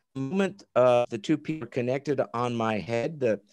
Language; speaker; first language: English; native; English